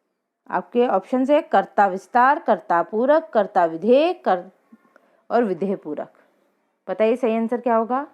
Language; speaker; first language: Hindi; native; Hindi